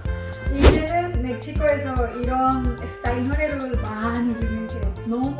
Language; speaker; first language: Korean; non-native, learner; Spanish